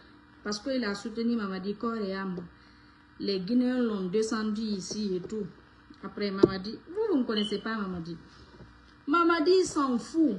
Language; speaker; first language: French; non-native, local second language; Fula